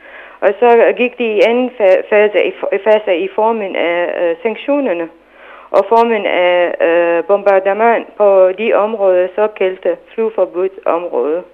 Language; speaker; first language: Danish; non-native, fluent; Arabic